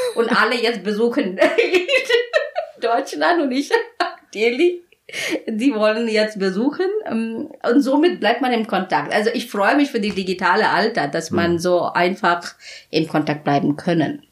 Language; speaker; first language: German; non-native, fluent; Bangla